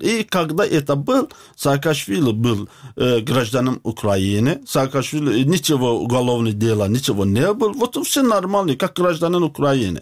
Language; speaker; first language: Russian; non-native, learner; Azerbaijani